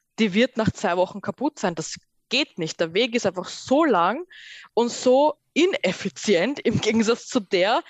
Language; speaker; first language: German; early bilingual, other home language; Persian